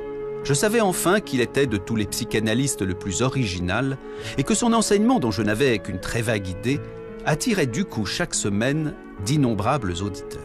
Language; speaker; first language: French; native; French